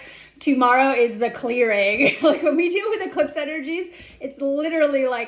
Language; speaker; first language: English; native; English